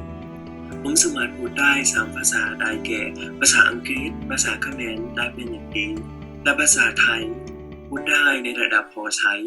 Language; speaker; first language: Thai; non-native, learner; Khmer